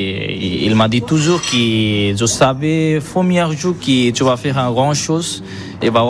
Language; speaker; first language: French; non-native, learner; Bangla